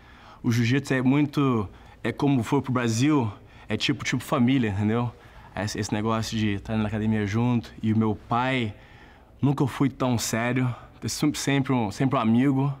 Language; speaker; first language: Portuguese; early bilingual, heritage; Portuguese